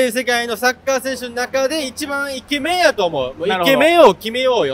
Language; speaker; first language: Japanese; native; Japanese